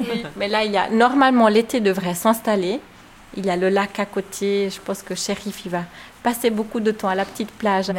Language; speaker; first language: French; native; French